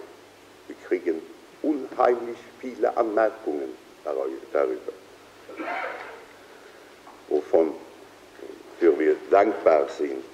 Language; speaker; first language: German; non-native, fluent; Swedish